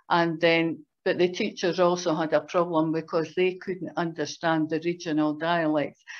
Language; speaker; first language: English; native; English